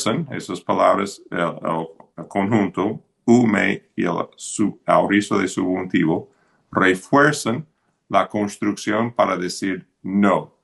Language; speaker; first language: Spanish; non-native, fluent; English